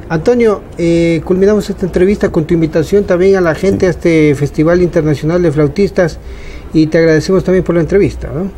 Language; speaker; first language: Spanish; native; Spanish